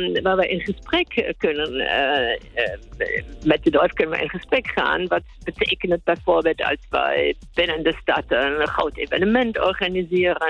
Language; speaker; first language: Dutch; non-native, fluent; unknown